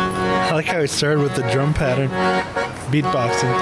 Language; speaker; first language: English; native; English